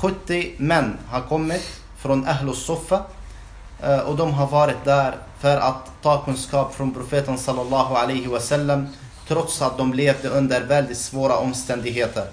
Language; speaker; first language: Swedish; non-native, fluent; Arabic